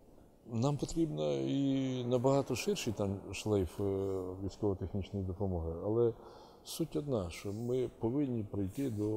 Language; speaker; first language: Ukrainian; native; Ukrainian